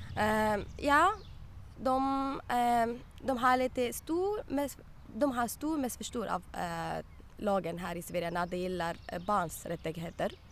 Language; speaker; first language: Swedish; non-native, learner; Arabic